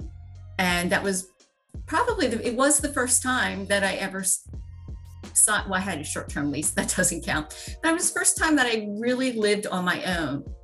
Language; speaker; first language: English; native; English